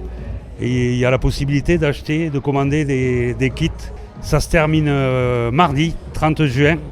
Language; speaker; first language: French; native; French